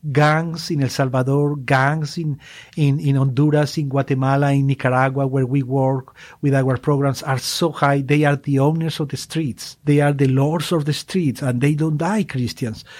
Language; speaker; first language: English; non-native, learner; Spanish